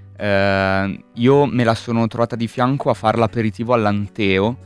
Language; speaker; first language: Italian; native; Italian